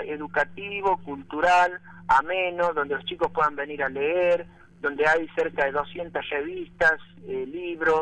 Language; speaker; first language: Spanish; native; Spanish